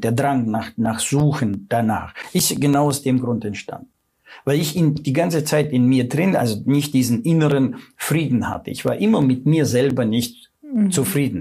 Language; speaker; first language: German; non-native, fluent; Russian